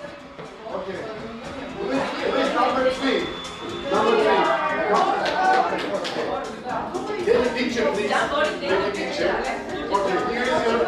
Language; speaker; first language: English; non-native, fluent; Turkish